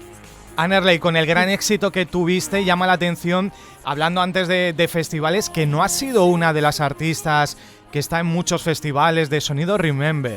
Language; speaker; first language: Spanish; native; Spanish